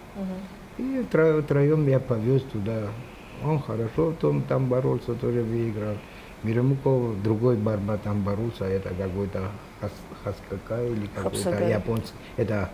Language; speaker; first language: Russian; non-native, local second language; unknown